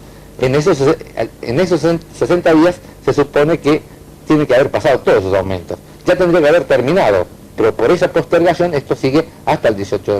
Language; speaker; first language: Spanish; native; Spanish